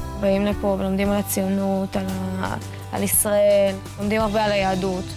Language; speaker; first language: Hebrew; early bilingual, other home language; Russian